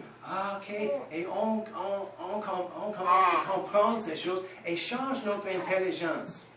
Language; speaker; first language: French; non-native, fluent; English